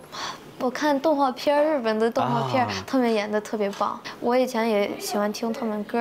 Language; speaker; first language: Chinese; early bilingual, heritage; Chinese